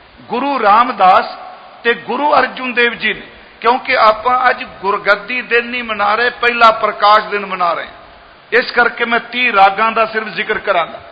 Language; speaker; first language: Punjabi; native; Punjabi